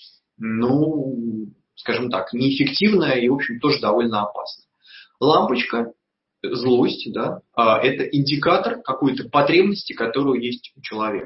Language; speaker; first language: Russian; native; Russian